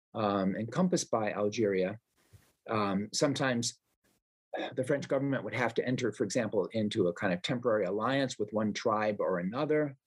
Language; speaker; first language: English; native; English